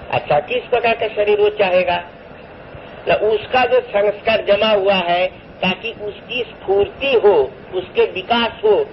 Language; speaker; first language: Hindi; non-native, local second language; Bangla